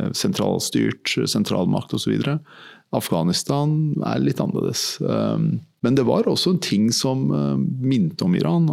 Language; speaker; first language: Norwegian; early bilingual, other home language; Persian